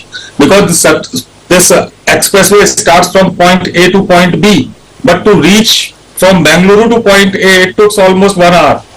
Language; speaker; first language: English; non-native, local second language; Hindi